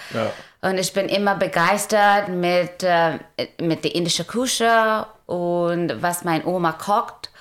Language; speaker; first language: German; non-native, learner; Hindi